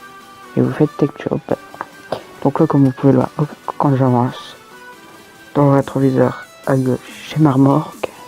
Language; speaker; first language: French; native; French